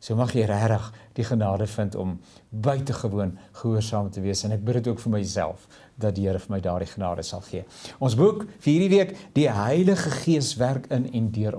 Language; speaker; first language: Afrikaans; native; Afrikaans